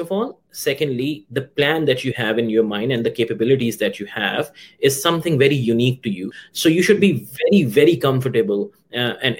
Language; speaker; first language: English; non-native, local second language; Urdu